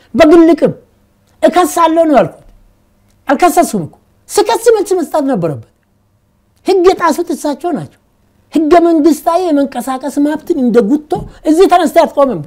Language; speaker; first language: Amharic; non-native, local second language; Oromo